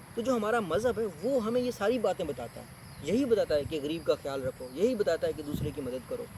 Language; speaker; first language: Urdu; non-native, local second language; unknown